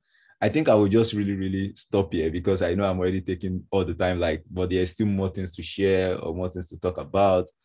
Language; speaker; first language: English; non-native, local second language; Yoruba